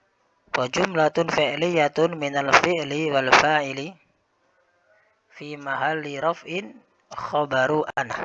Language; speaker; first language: Arabic; non-native, fluent; Indonesian